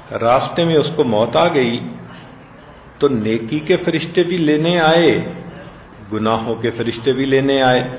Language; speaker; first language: Urdu; non-native, local second language; Punjabi